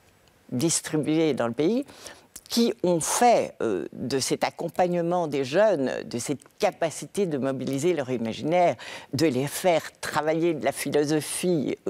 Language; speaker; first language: French; native; French